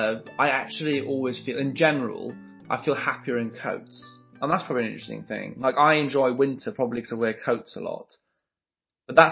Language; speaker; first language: English; native; English